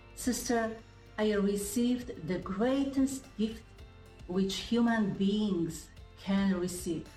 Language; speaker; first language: English; non-native, fluent; Indonesian